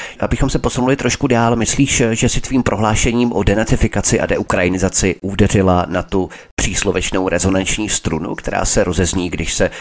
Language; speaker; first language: Czech; native; Czech